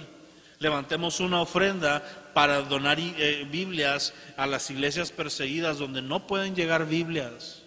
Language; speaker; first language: Spanish; native; Spanish